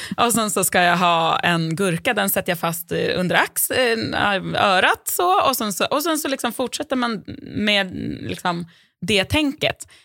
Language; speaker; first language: Swedish; native; Swedish